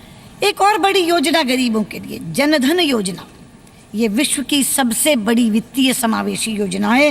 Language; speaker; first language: Hindi; native; Hindi